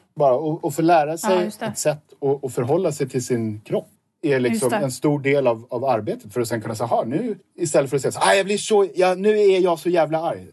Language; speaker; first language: Swedish; native; Swedish